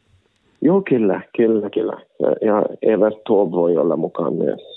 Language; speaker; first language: Finnish; non-native, local second language; Swedish